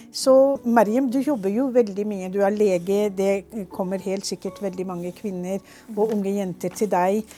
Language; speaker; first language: Norwegian; non-native, fluent; Urdu